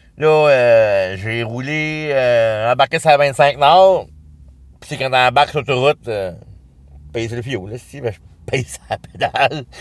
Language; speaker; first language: French; native; French